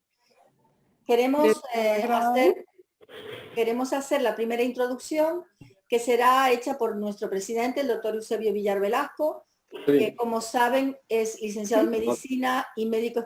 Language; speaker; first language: Spanish; native; Spanish